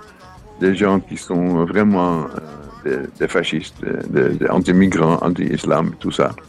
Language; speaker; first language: French; non-native, fluent; Dutch